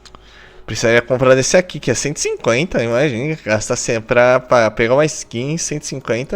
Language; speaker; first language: Portuguese; native; Portuguese